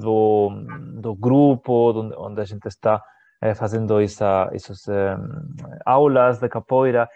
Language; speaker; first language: Portuguese; non-native, learner; Spanish